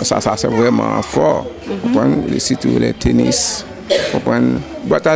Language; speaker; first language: French; non-native, learner; Haitian Creole